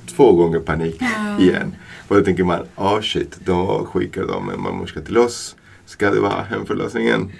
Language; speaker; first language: Swedish; non-native, fluent; Spanish